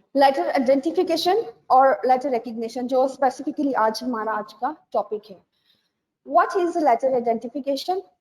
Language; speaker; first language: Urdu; native; Urdu